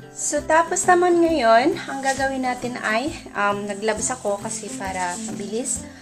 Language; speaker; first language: Filipino; non-native, local second language; Cebuano